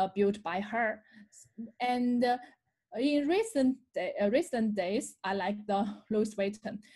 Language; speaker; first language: English; non-native, learner; Chinese